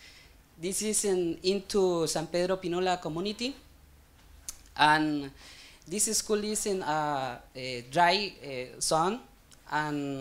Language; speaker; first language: English; non-native, learner; Spanish